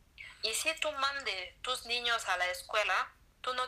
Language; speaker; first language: Spanish; non-native, learner; French